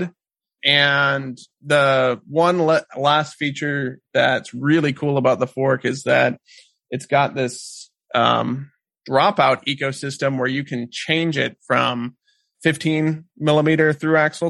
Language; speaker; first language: English; native; English